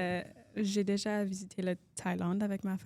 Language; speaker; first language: French; non-native, local second language; English